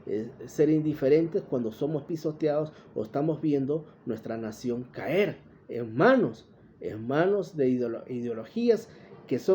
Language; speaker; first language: Spanish; native; Spanish